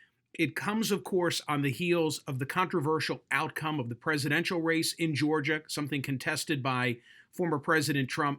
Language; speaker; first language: English; native; English